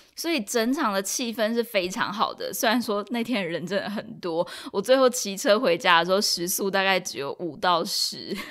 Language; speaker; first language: Chinese; native; Chinese